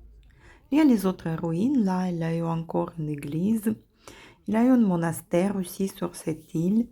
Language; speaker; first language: French; non-native, fluent; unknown